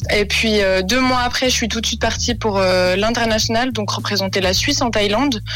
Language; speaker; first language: French; native; French